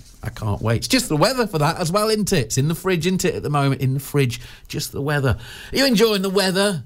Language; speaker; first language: English; native; English